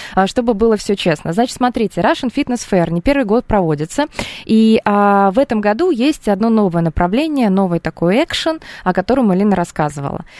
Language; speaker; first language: Russian; native; Russian